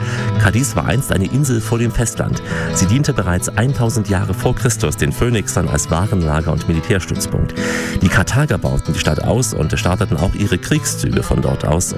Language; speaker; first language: German; native; German